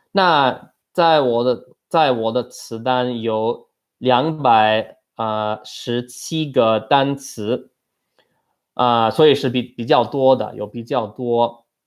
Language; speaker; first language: Chinese; non-native, learner; English